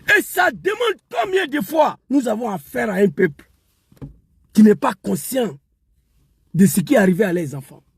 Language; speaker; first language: French; non-native, local second language; Dyula